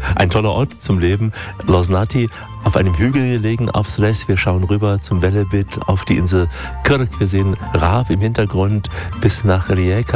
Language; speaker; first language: German; native; German